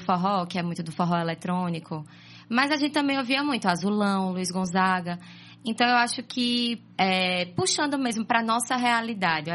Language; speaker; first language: Portuguese; native; Portuguese